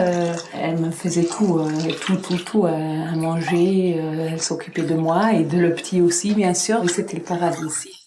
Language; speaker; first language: French; non-native, fluent; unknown